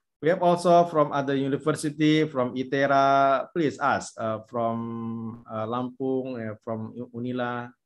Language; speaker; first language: English; non-native, fluent; Indonesian